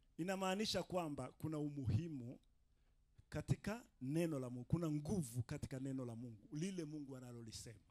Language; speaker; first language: Swahili; non-native, local second language; Rundi